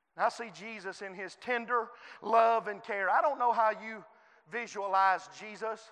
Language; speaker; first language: English; native; English